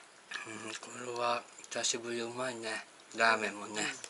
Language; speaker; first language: Japanese; native; Japanese